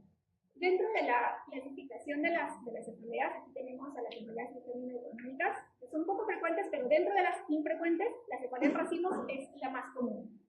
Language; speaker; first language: Spanish; native; Spanish